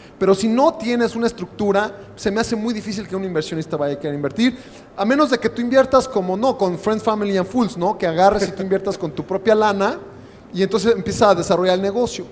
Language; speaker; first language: Spanish; native; Spanish